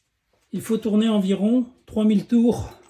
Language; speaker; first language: French; native; French